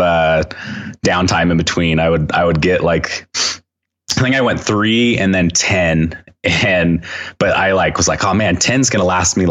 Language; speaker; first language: English; native; English